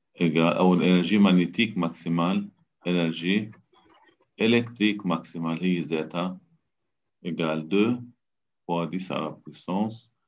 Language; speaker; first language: French; non-native, local second language; Arabic